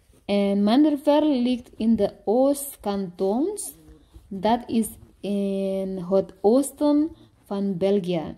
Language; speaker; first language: Dutch; non-native, learner; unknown